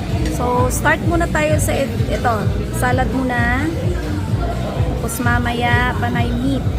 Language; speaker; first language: Filipino; non-native, local second language; Hiligaynon